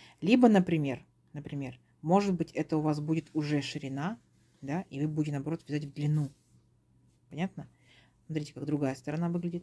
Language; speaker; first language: Russian; native; Russian